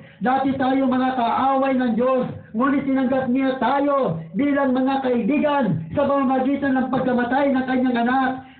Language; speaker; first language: Filipino; non-native, local second language; Waray